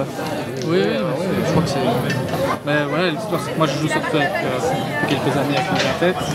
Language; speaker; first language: French; native; French